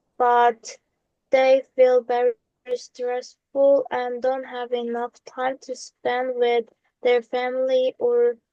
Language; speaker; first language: English; non-native, learner; Korean